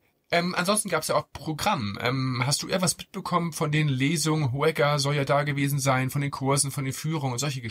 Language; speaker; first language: German; native; German